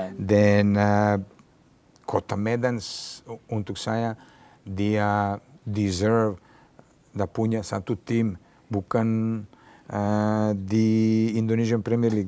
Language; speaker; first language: Indonesian; non-native, learner; Serbian